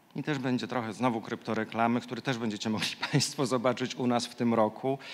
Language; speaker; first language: Polish; native; Polish